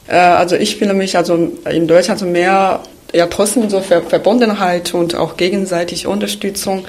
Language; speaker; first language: German; non-native, fluent; Chinese